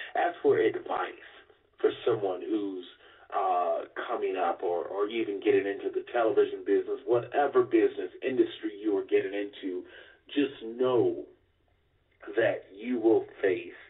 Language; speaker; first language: English; native; English